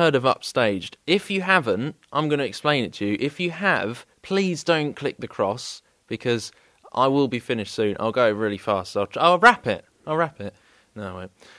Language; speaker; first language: English; native; English